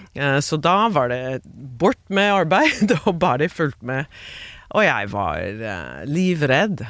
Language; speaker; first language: Norwegian; non-native, fluent; English